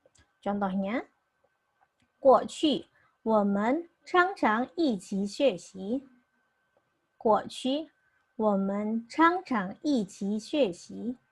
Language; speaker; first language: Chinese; non-native, fluent; Indonesian